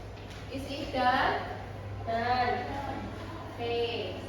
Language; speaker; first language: English; non-native, learner; Indonesian